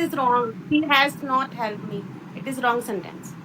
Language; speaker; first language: English; non-native, learner; Hindi